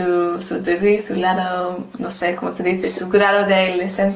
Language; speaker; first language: Spanish; non-native, learner; English